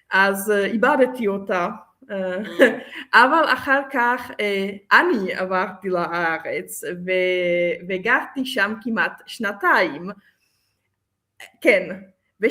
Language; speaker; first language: Hebrew; non-native, fluent; Czech